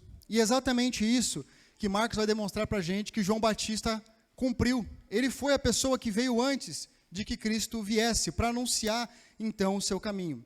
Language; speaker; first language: Portuguese; native; Portuguese